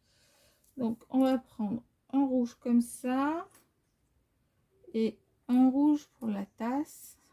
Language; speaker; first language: French; native; French